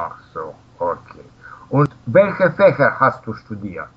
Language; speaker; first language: German; non-native, fluent; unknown